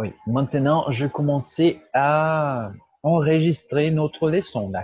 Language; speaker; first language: French; non-native, fluent; Portuguese